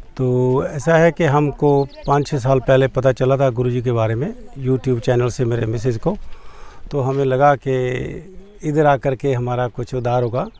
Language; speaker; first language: Hindi; non-native, local second language; Punjabi